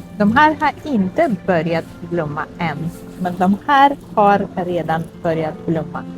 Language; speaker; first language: Swedish; non-native, fluent; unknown